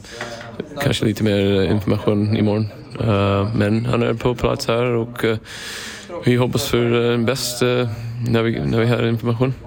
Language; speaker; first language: Swedish; non-native, learner; English